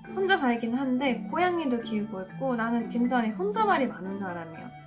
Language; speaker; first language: Korean; non-native, fluent; Japanese